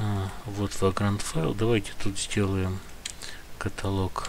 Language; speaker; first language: Russian; native; Russian